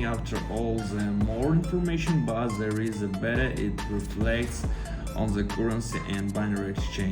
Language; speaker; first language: English; non-native, fluent; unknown